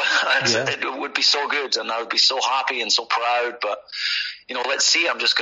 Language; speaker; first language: English; native; English